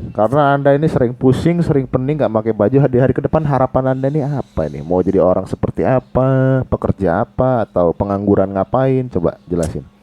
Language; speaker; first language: Indonesian; native; Indonesian